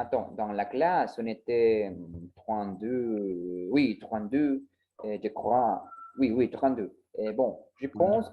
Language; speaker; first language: French; non-native, learner; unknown